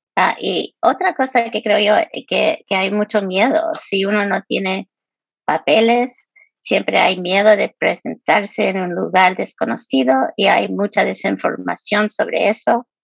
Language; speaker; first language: Spanish; early bilingual, heritage; Spanish